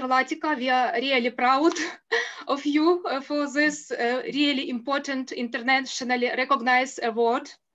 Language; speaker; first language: English; non-native, fluent; Ukrainian